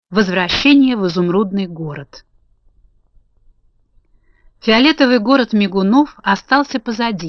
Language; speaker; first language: Russian; native; Russian